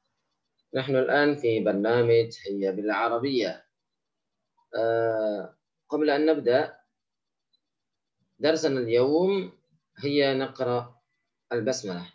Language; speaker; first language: Arabic; non-native, fluent; Indonesian